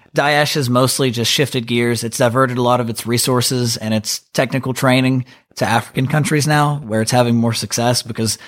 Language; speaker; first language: English; native; English